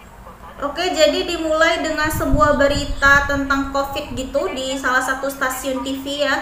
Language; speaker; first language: Indonesian; native; Indonesian